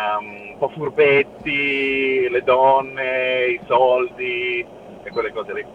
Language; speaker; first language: Italian; native; Italian